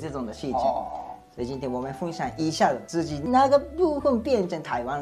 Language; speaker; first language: Chinese; non-native, fluent; Japanese